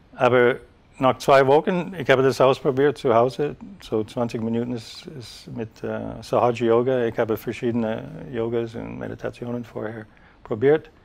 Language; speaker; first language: German; non-native, fluent; English